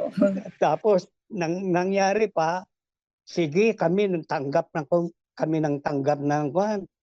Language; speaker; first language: Filipino; native; Filipino